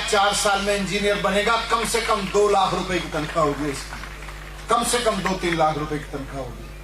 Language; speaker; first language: Hindi; native; Hindi